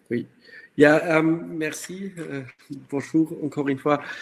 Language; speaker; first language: French; non-native, fluent; German